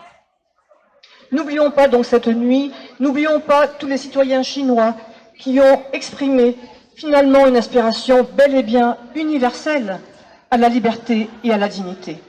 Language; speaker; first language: French; native; French